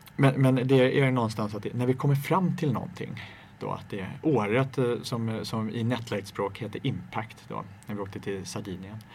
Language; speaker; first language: Swedish; native; Swedish